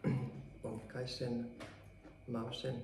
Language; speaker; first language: Vietnamese; non-native, learner; Finnish